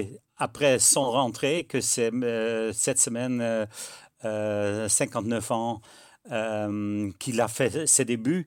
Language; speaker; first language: French; non-native, fluent; Dutch